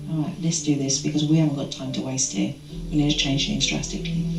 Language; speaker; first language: English; native; English